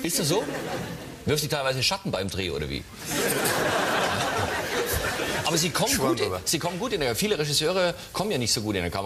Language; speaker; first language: German; native; German